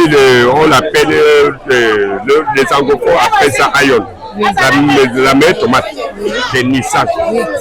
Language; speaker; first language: French; non-native, local second language; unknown